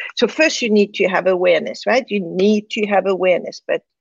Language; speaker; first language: English; non-native, fluent; French